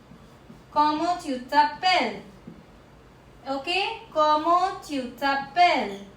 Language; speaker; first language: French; non-native, fluent; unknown